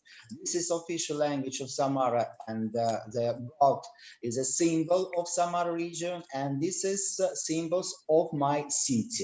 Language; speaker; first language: English; non-native, learner; Russian